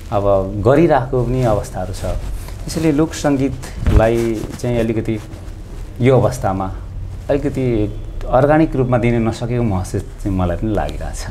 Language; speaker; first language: Nepali; non-native, local second language; Limbu